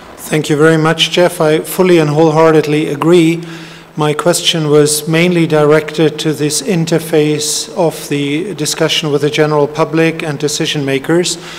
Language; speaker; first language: English; non-native, fluent; German